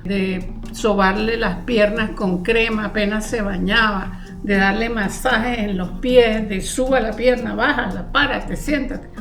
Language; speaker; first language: Spanish; native; Spanish